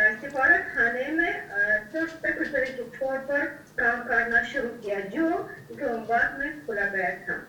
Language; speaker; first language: Hindi; non-native, fluent; Uzbek